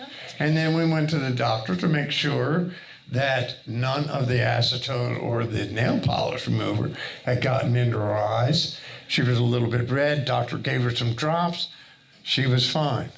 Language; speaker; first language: English; native; English